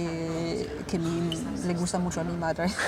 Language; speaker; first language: Spanish; non-native, fluent; French